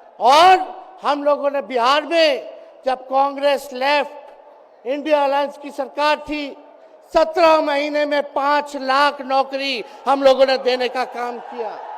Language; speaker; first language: Hindi; native; Hindi